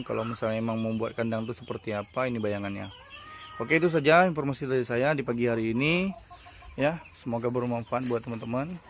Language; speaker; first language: Indonesian; native; Indonesian